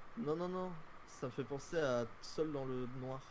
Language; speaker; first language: French; native; French